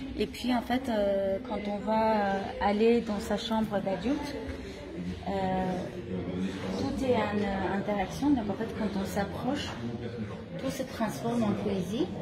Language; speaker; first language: French; non-native, fluent; Armenian